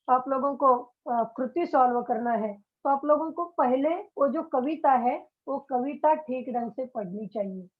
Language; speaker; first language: Hindi; non-native, local second language; Marathi